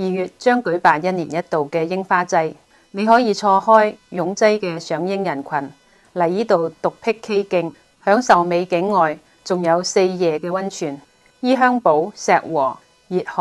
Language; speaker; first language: Chinese; non-native, local second language; Cantonese